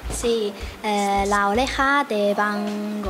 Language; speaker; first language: Spanish; non-native, learner; Chinese